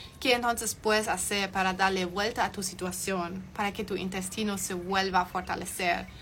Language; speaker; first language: Spanish; non-native, fluent; German